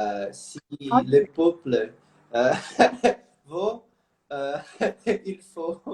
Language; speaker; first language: French; non-native, learner; Portuguese